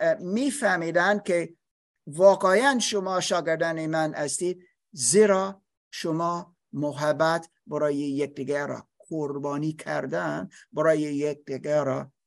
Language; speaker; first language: Persian; non-native, learner; English